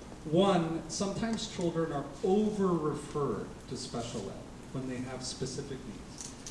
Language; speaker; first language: English; early bilingual, other home language; Spanish